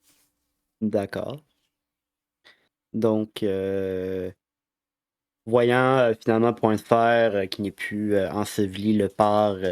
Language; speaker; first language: French; native; French